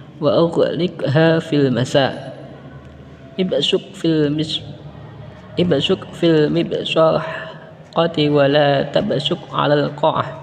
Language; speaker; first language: Arabic; non-native, learner; Indonesian